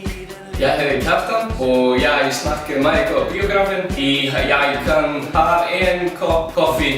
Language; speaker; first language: Danish; non-native, learner; Icelandic